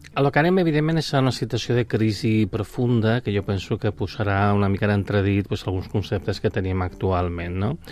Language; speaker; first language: Catalan; non-native, local second language; Spanish